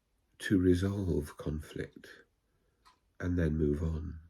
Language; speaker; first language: English; native; English